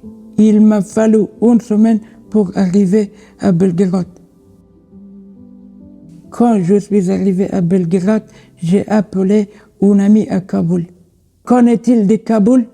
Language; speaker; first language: French; non-native, learner; Persian